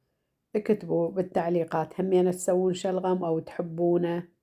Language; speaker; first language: Arabic; native; Arabic